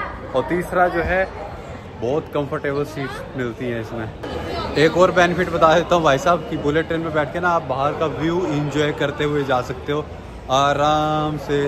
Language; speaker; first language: Hindi; native; Hindi